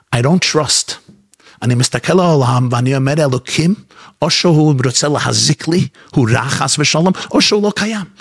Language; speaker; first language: Hebrew; non-native, fluent; English